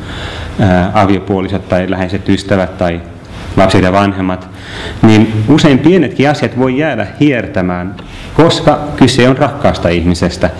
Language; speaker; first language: Finnish; native; Finnish